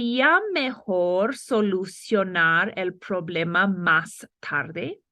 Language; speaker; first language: Spanish; non-native, fluent; English